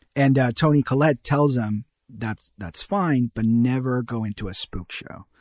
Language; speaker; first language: English; early bilingual, heritage; Spanish